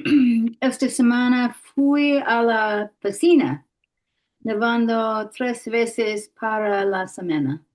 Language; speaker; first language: Spanish; non-native, learner; English